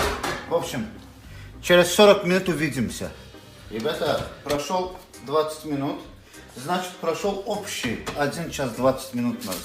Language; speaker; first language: Russian; non-native, local second language; Azerbaijani